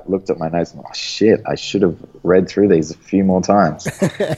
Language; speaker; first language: English; native; English